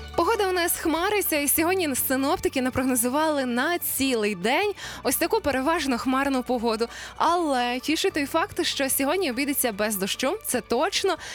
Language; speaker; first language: Ukrainian; native; Ukrainian